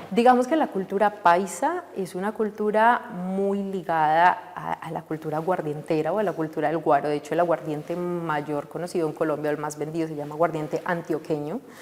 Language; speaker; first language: Spanish; native; Spanish